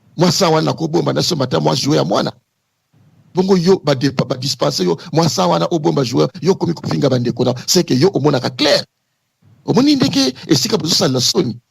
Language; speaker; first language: Lingala; non-native, local second language; Kongo